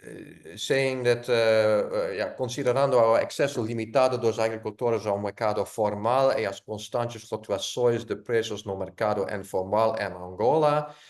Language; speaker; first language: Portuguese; non-native, learner; Dutch